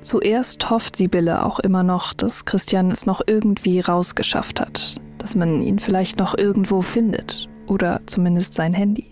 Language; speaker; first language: German; native; German